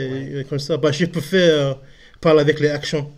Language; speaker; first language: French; non-native, learner; English